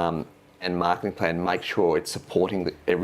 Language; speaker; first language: English; native; English